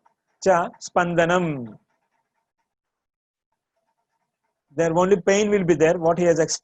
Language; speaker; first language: English; non-native, local second language; Tamil